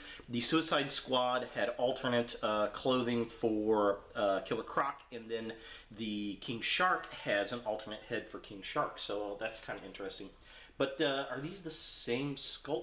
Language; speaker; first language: English; native; English